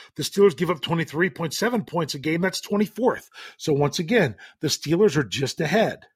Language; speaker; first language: English; native; English